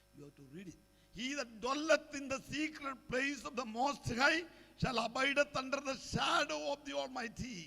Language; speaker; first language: English; non-native, local second language; Malayalam